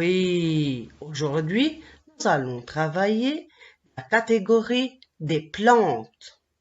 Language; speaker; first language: French; non-native, local second language; Arabic